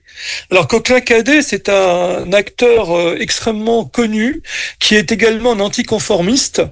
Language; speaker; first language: French; native; French